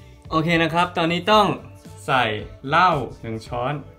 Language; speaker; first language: Thai; non-native, fluent; English